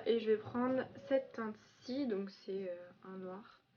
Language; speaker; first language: French; native; French